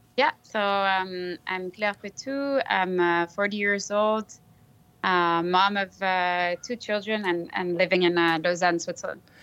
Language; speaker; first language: English; non-native, fluent; French